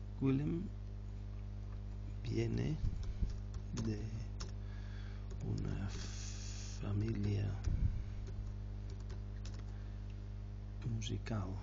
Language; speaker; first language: Spanish; non-native, fluent; English